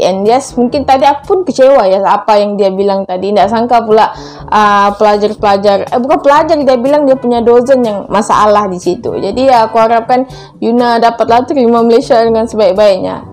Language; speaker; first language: Malay; native; Malay